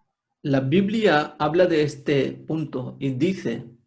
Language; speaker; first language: Spanish; non-native, fluent; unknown